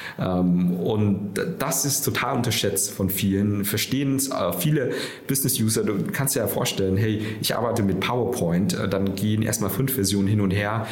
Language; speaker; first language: German; early bilingual, other home language; Vietnamese